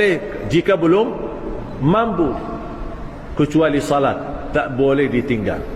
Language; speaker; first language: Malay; non-native, fluent; Arabic